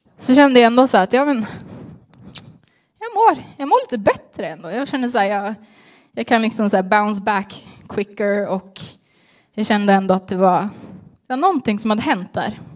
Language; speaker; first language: Swedish; native; Swedish